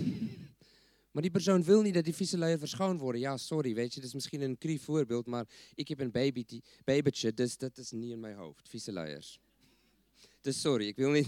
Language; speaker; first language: Dutch; non-native, fluent; English